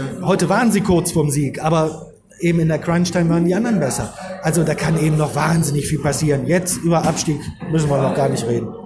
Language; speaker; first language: German; native; German